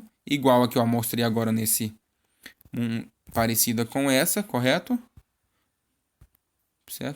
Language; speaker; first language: Portuguese; native; Portuguese